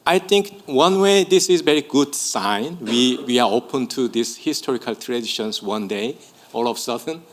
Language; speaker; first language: English; non-native, fluent; Korean